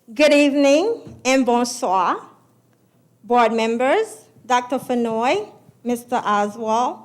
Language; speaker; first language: English; early bilingual, other home language; Haitian Creole